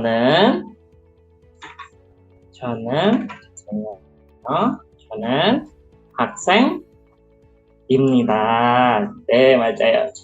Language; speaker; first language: Korean; non-native, learner; Indonesian